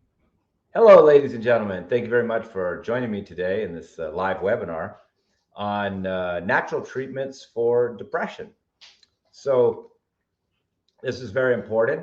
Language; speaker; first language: English; native; English